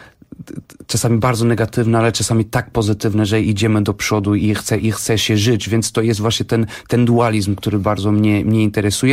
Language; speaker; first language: Polish; non-native, fluent; Portuguese